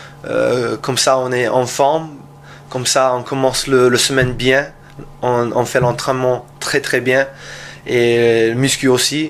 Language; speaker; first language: French; non-native, learner; English